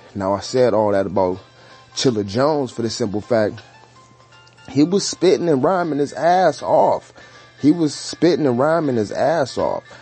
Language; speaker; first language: English; native; English